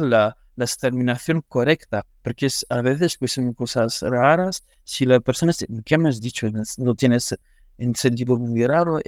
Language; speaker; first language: Spanish; non-native, learner; French